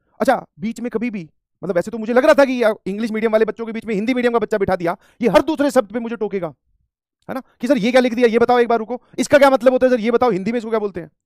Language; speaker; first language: Hindi; native; Hindi